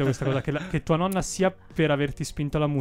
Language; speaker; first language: Italian; native; Italian